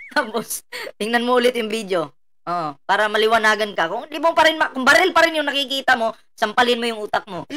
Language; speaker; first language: Filipino; non-native, local second language; Cebuano